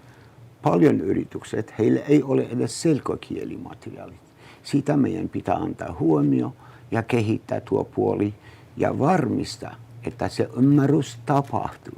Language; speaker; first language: Finnish; non-native, learner; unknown